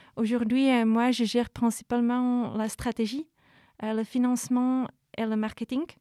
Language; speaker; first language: French; non-native, fluent; Czech